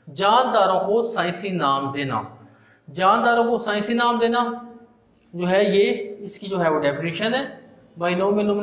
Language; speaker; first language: Urdu; non-native, local second language; Punjabi